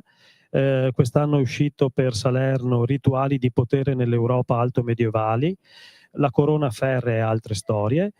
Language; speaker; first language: Italian; native; Italian